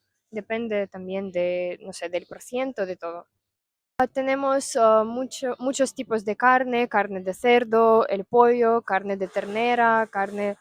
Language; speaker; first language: Spanish; non-native, fluent; Russian